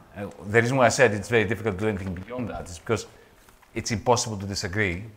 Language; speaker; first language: English; non-native, fluent; Greek